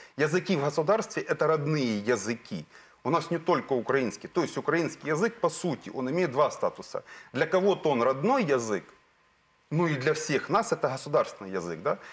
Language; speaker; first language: Russian; native; Russian